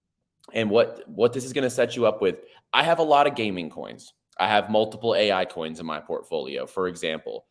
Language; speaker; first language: English; native; English